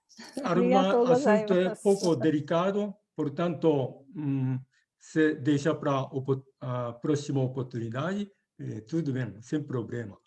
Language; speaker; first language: Portuguese; non-native, fluent; Japanese